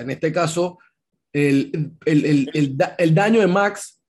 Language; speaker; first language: Spanish; native; Spanish